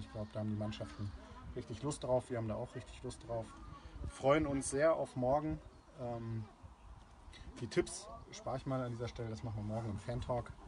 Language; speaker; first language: German; native; German